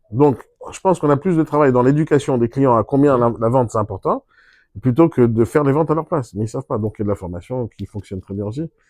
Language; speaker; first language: French; non-native, fluent; Hebrew